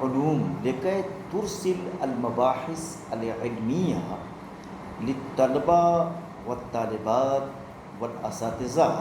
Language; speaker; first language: Arabic; non-native, fluent; Urdu